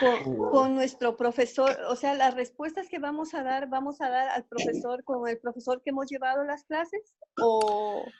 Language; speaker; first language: Spanish; native; Spanish